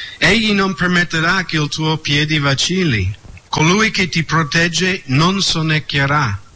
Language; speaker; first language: Italian; non-native, fluent; English